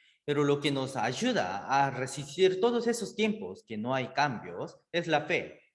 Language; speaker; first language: Spanish; native; Spanish